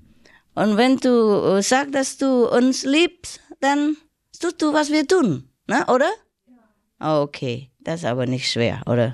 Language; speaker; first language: German; non-native, learner; Vietnamese